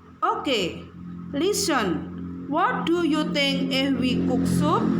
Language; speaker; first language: English; non-native, learner; Indonesian